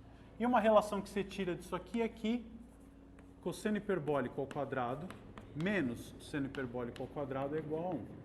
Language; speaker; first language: Portuguese; native; Portuguese